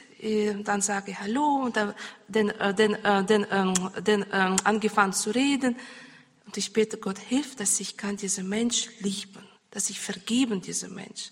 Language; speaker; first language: German; non-native, learner; Russian